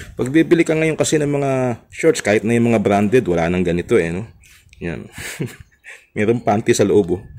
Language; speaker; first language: Filipino; native; Filipino